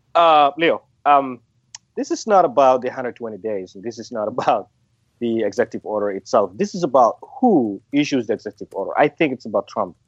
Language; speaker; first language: English; non-native, fluent; Somali